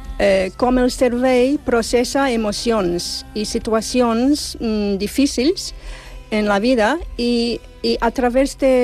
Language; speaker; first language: Catalan; non-native, fluent; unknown